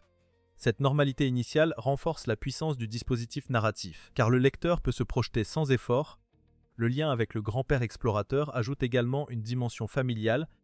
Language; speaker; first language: French; native; French